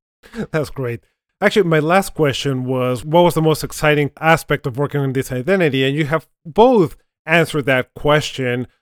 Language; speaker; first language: English; non-native, fluent; Spanish